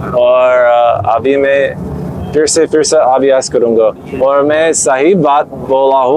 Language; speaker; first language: Hindi; non-native, learner; English